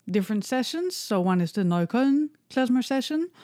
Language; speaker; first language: English; non-native, fluent; Dutch